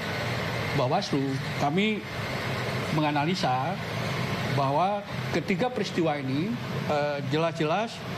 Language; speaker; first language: Indonesian; native; Indonesian